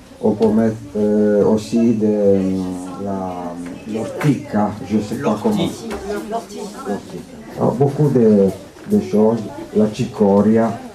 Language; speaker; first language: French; non-native, learner; Italian